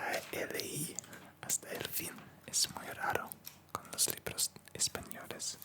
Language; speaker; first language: Spanish; non-native, learner; Russian